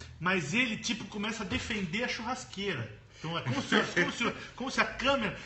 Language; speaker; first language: Portuguese; native; Portuguese